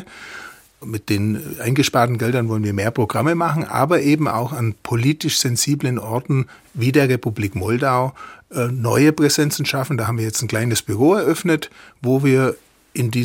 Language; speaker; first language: German; native; German